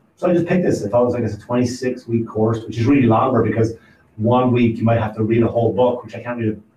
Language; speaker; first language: English; native; English